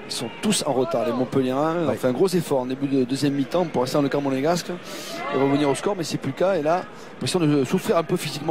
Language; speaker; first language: French; native; French